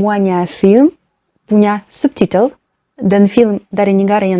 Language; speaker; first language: Indonesian; non-native, learner; Russian